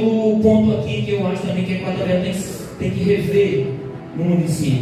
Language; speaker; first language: Portuguese; native; Portuguese